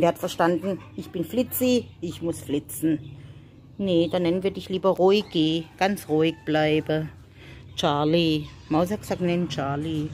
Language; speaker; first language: German; native; German